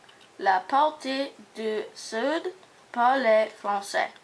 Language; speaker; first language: French; non-native, learner; English